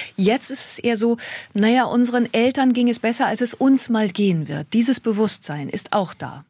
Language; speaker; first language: German; native; German